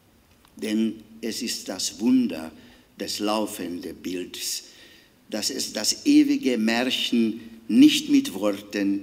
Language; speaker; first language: German; non-native, fluent; Hungarian